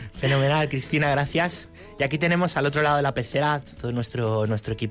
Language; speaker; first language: Spanish; native; Spanish